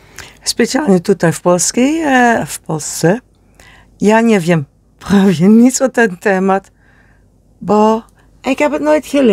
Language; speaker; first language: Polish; non-native, learner; Dutch